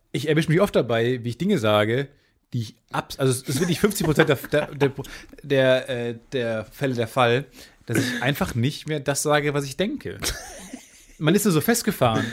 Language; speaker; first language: German; native; German